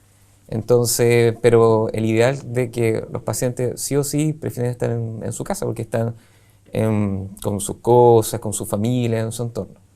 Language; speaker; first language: Spanish; native; Spanish